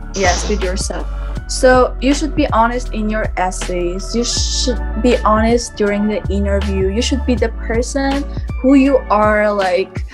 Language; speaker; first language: English; non-native, fluent; Armenian